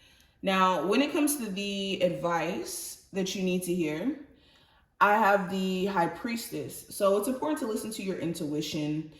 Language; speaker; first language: English; native; English